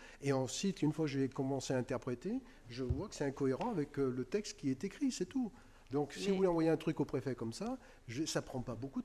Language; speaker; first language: French; native; French